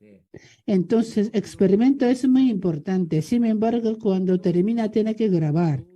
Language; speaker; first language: Spanish; non-native, learner; Japanese